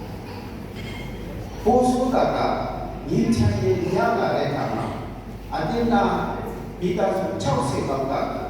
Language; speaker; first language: Burmese; non-native, local second language; Kachin